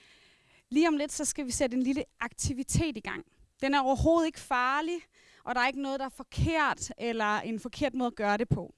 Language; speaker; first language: Danish; non-native, local second language; Kalaallisut